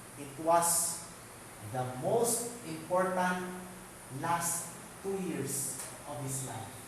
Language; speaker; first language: English; non-native, local second language; Filipino